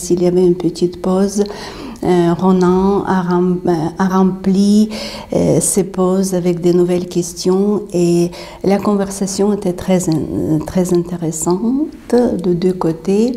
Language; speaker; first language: French; non-native, fluent; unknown